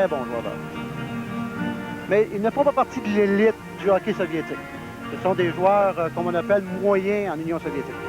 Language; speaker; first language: French; native; French